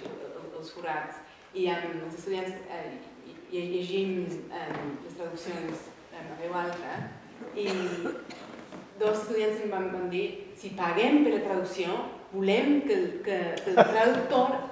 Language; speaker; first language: Catalan; non-native, fluent; English